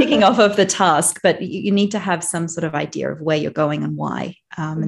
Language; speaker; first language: English; native; English